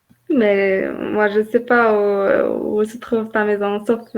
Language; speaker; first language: French; non-native, learner; Arabic